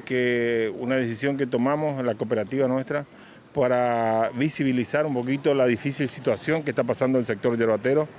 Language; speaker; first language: Spanish; native; Spanish